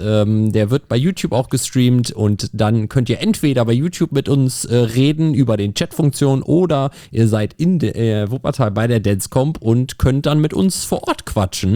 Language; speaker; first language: German; native; German